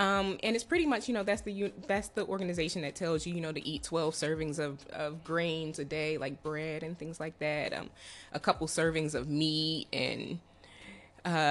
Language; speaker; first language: English; native; English